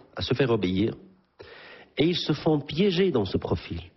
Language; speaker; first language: French; non-native, local second language; Arabic